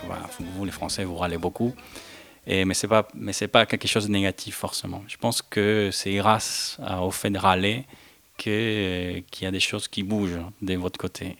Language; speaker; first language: French; non-native, fluent; Spanish